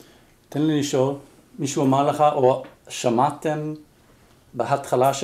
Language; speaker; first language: Hebrew; non-native, fluent; English